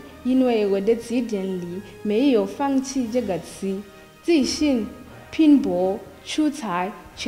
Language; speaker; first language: Chinese; non-native, fluent; Shona